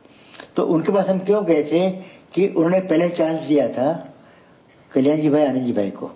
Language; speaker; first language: Hindi; native; Hindi